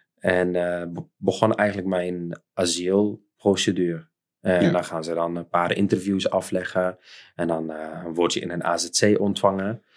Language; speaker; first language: Dutch; non-native, fluent; Arabic